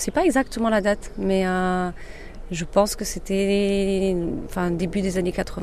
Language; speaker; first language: French; native; French